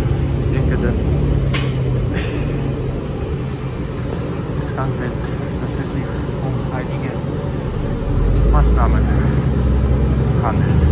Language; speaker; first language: German; non-native, learner; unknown